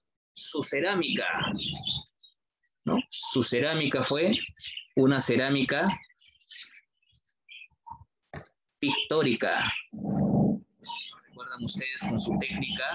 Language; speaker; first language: Spanish; native; Spanish